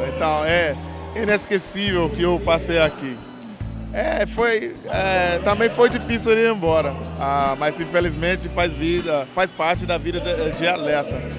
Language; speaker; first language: Portuguese; non-native, fluent; English